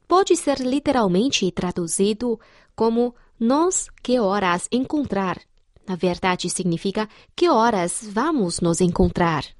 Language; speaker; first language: Portuguese; non-native, fluent; Chinese